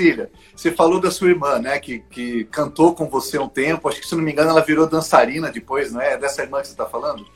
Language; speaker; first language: Portuguese; native; Portuguese